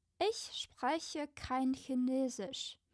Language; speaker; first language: German; non-native, fluent; Ukrainian